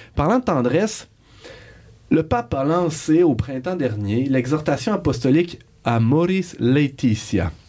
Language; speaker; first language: French; native; French